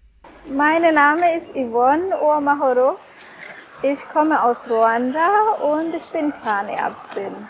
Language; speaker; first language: German; non-native, fluent; Kinyarwanda